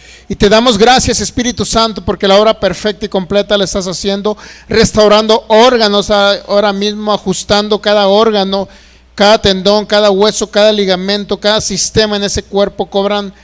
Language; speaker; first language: Spanish; native; Spanish